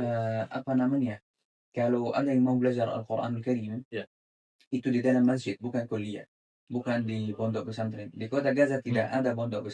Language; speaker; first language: Indonesian; non-native, fluent; Arabic